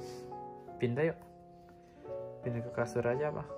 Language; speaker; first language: Indonesian; native; Indonesian